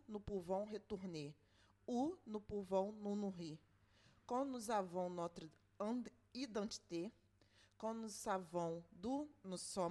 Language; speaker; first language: French; non-native, learner; Portuguese